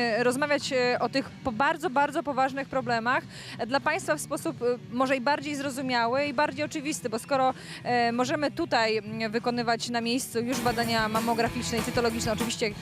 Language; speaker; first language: Polish; native; Polish